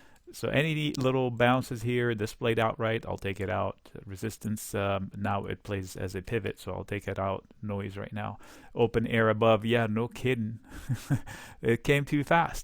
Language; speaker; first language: English; native; English